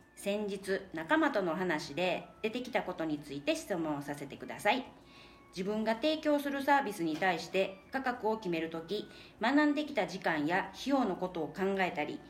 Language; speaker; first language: Japanese; native; Japanese